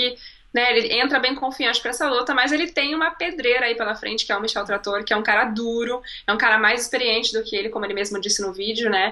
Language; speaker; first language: Portuguese; native; Portuguese